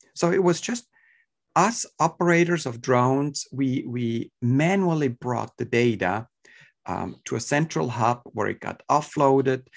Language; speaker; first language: English; non-native, fluent; Swiss German